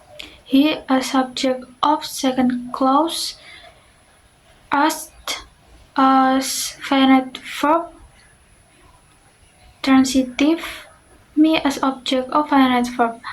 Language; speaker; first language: English; non-native, learner; Indonesian